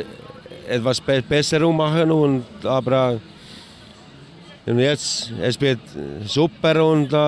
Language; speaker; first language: German; non-native, learner; Finnish